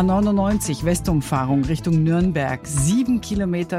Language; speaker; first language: German; native; German